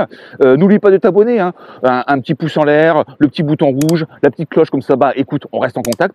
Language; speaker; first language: French; native; French